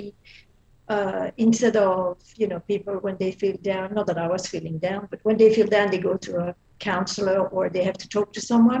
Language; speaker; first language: English; non-native, fluent; Dutch